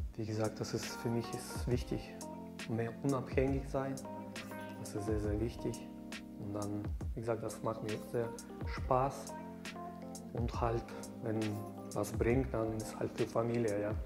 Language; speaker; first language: German; non-native, learner; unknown